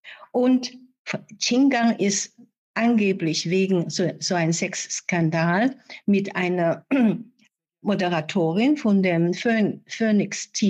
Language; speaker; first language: German; non-native, fluent; Chinese